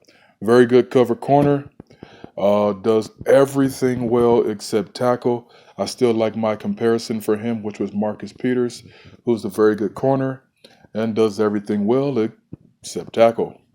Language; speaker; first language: English; native; English